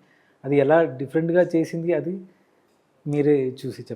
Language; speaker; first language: Telugu; non-native, learner; Malayalam